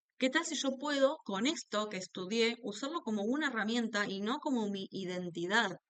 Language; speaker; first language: Spanish; native; Spanish